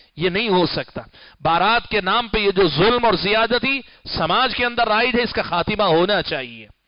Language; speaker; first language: Urdu; native; Urdu